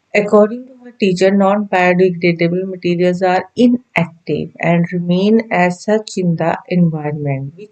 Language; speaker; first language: English; non-native, local second language; Punjabi